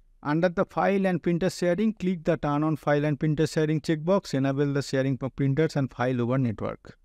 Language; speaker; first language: English; non-native, local second language; Bangla